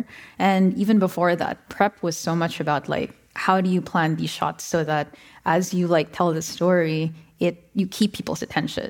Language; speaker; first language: English; non-native, local second language; Filipino